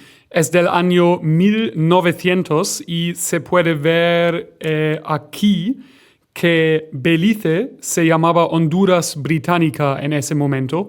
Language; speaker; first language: Spanish; non-native, learner; German